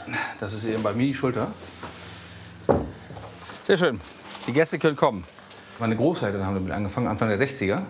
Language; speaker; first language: German; native; German